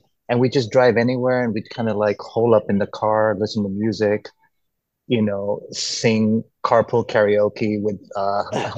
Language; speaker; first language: English; early bilingual, other home language; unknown